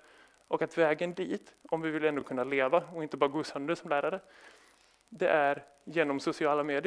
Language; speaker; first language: Swedish; native; Swedish